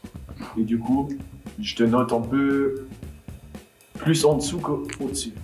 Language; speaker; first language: French; non-native, fluent; German